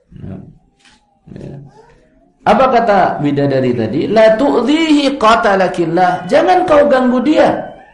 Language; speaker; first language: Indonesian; non-native, local second language; Javanese